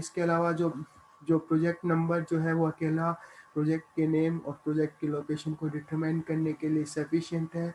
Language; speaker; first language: Hindi; native; Hindi